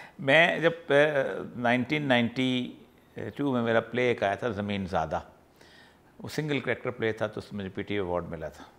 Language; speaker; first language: Urdu; non-native, local second language; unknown